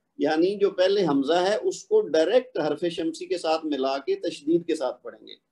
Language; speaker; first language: Urdu; native; Urdu